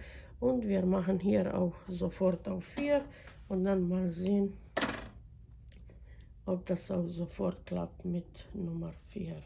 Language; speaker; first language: German; non-native, fluent; Croatian